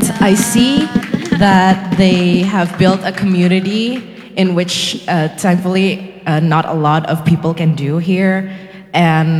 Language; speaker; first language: English; non-native, fluent; Indonesian